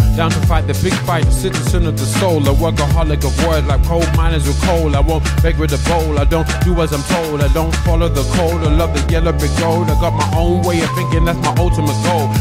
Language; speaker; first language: English; native; English